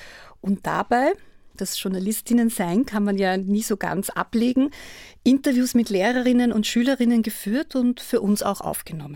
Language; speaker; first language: German; native; German